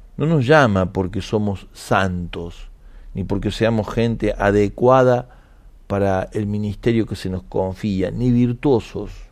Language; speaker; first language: Spanish; native; Spanish